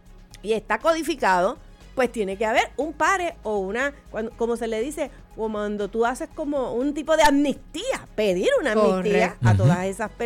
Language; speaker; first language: Spanish; native; Spanish